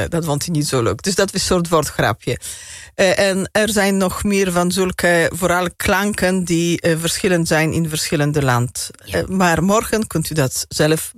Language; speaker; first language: Dutch; non-native, fluent; Polish